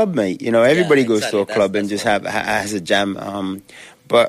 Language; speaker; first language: English; native; English